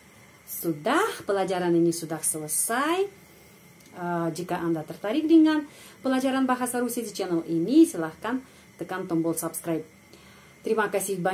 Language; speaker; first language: Indonesian; non-native, fluent; Russian